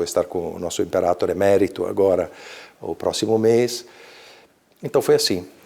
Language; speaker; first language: Portuguese; early bilingual, other home language; Italian